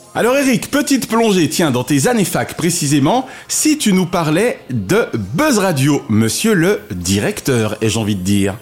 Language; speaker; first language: French; native; French